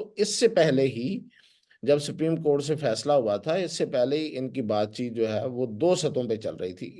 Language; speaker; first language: Urdu; non-native, local second language; Punjabi